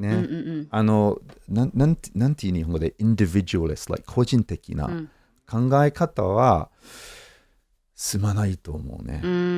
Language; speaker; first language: Japanese; non-native, fluent; English